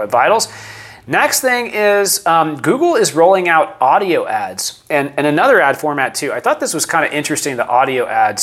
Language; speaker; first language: English; native; English